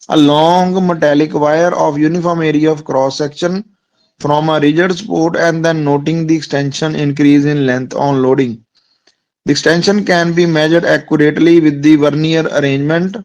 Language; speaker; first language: English; non-native, local second language; Punjabi